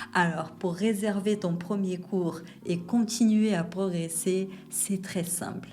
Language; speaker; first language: French; non-native, fluent; Portuguese